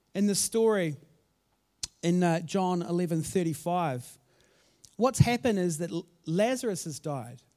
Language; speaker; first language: English; native; English